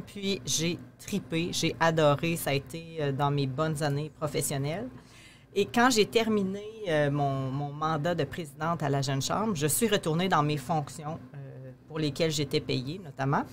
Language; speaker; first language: French; native; French